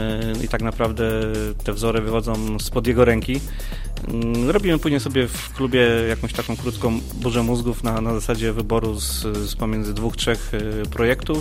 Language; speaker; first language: Polish; native; Polish